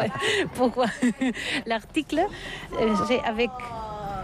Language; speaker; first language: French; non-native, learner; Catalan